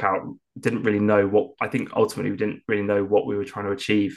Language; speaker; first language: English; native; English